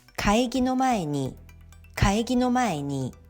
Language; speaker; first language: Japanese; non-native, fluent; Korean